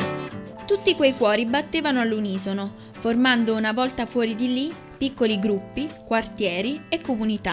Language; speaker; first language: Italian; native; Italian